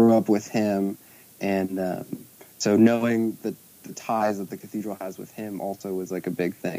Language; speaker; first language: English; native; English